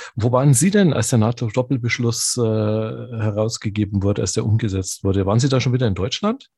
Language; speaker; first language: German; native; German